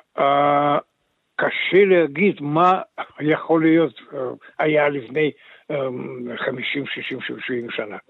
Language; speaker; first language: Hebrew; non-native, fluent; Russian